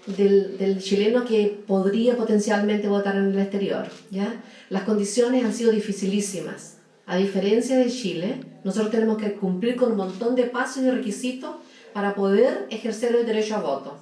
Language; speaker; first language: Spanish; native; Spanish